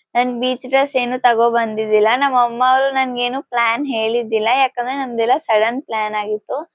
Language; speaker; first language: Kannada; non-native, local second language; Telugu